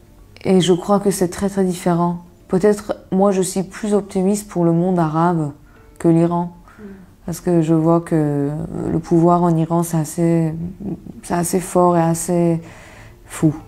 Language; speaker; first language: French; non-native, fluent; Persian